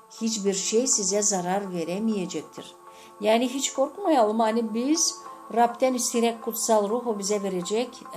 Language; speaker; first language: Turkish; non-native, fluent; Gagauz